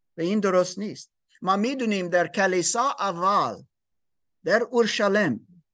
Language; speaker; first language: Persian; non-native, learner; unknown